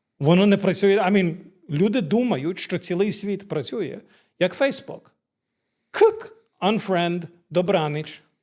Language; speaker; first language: Ukrainian; early bilingual, heritage; Ukrainian